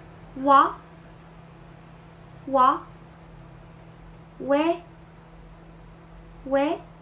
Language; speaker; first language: French; non-native, fluent; Korean